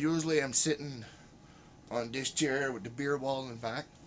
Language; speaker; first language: English; early bilingual, other home language; French